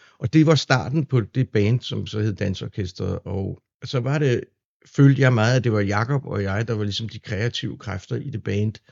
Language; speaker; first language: Danish; native; Danish